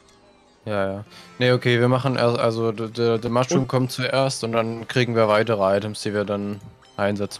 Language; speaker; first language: German; native; German